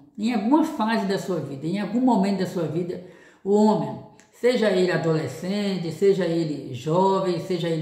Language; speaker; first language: Portuguese; native; Portuguese